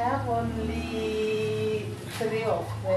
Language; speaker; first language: English; non-native, local second language; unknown